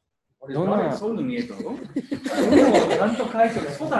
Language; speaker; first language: Japanese; native; Japanese